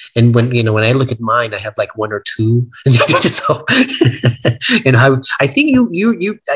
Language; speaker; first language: English; native; English